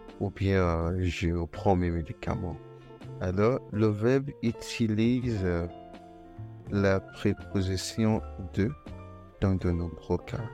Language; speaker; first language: French; non-native, fluent; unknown